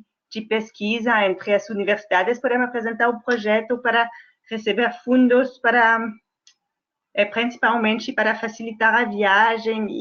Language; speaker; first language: Portuguese; non-native, fluent; French